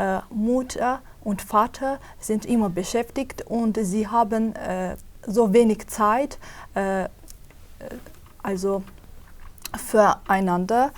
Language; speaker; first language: German; non-native, fluent; Azerbaijani